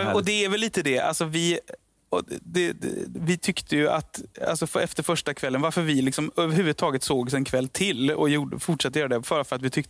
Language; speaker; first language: Swedish; native; Swedish